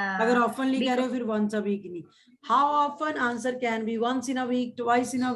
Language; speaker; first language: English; non-native, local second language; Hindi